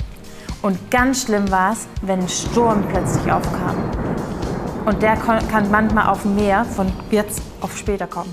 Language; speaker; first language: German; native; German